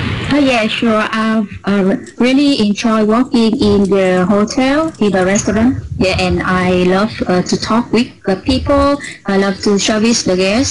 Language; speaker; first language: English; non-native, learner; Vietnamese